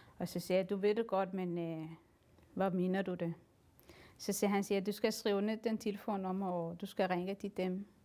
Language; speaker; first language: Danish; non-native, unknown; Somali